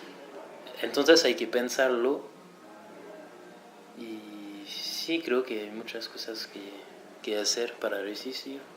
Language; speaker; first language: Spanish; non-native, fluent; French